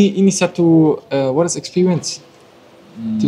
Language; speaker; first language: Indonesian; non-native, learner; German